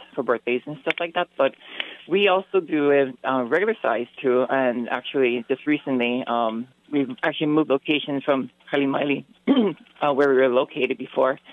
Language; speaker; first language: English; native; English